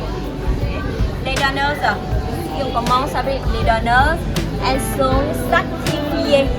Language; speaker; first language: French; non-native, fluent; Vietnamese